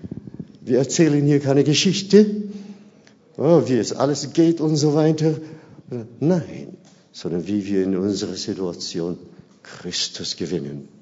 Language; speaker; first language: German; non-native, fluent; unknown